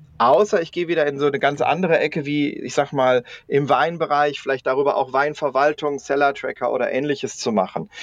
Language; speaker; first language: German; native; German